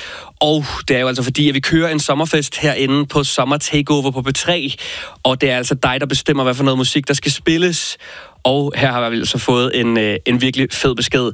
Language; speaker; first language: Danish; native; Danish